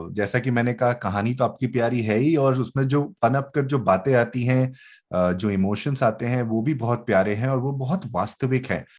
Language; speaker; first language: Hindi; native; Hindi